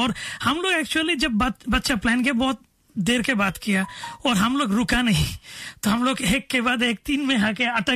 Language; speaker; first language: Hindi; non-native, fluent; Bangla